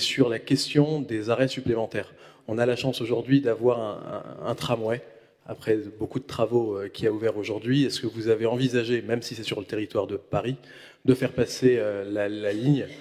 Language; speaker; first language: French; native; French